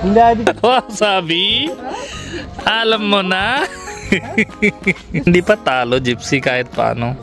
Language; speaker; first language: Filipino; non-native, learner; Hindi